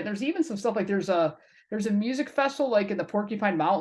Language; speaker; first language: English; native; English